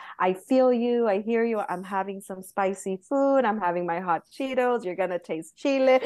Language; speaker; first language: English; early bilingual, other home language; Spanish